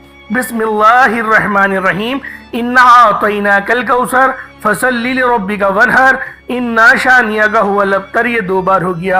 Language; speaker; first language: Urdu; native; Urdu